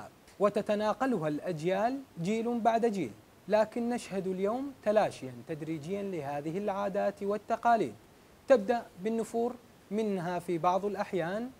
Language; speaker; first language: Arabic; native; Arabic